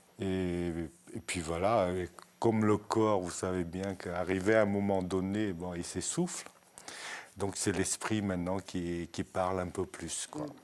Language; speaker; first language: French; early bilingual, other home language; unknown